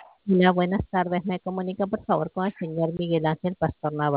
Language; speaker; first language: Spanish; native; Spanish